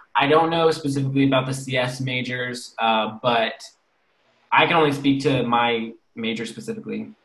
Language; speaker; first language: English; native; English